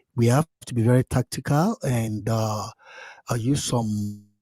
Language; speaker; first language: English; non-native, local second language; Yoruba